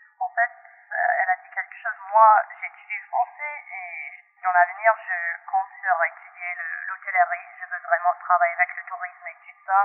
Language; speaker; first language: French; non-native, local second language; English